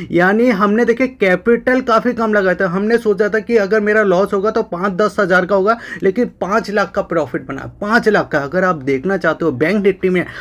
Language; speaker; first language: Hindi; native; Hindi